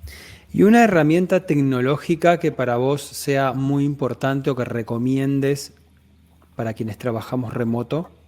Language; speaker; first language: Spanish; native; Spanish